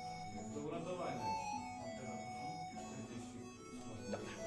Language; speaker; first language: Polish; native; Polish